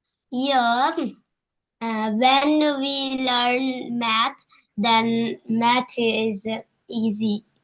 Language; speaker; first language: English; non-native, learner; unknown